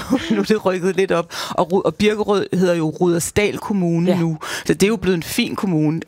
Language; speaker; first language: Danish; native; Danish